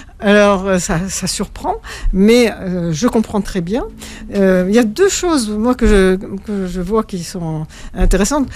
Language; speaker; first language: French; native; French